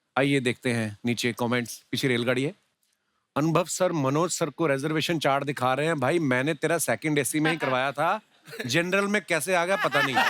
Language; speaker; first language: Hindi; non-native, local second language; Punjabi